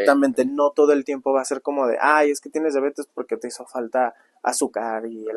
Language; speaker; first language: Spanish; native; Spanish